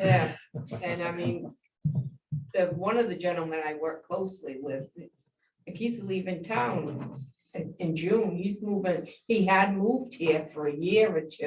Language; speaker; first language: English; native; English